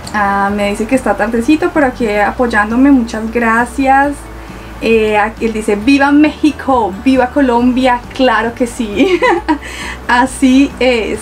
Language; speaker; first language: Spanish; native; Spanish